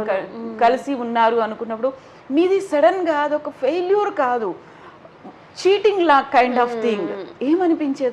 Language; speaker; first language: Telugu; native; Telugu